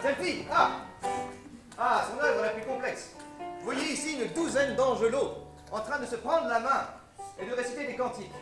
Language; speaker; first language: French; native; French